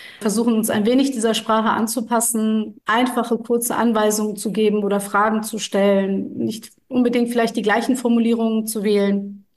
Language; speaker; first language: German; early bilingual, other home language; Turkish